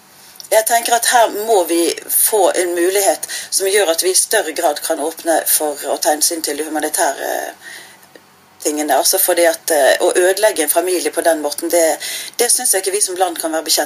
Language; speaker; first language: Norwegian; native; Norwegian